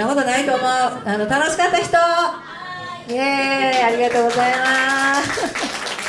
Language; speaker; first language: Japanese; native; Japanese